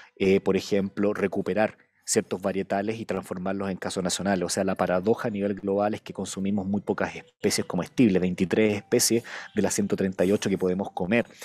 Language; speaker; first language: Spanish; native; Spanish